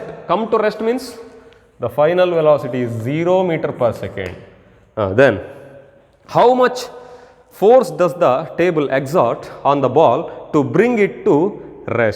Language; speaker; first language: English; non-native, local second language; Kannada